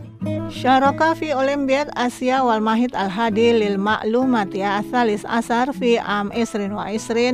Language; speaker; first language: Arabic; non-native, fluent; Indonesian